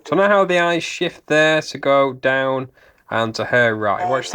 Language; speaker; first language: English; native; English